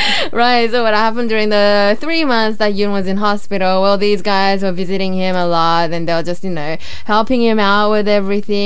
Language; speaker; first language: English; early bilingual, other home language; Korean